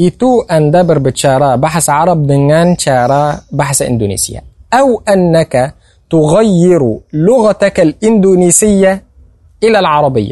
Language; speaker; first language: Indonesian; non-native, fluent; Arabic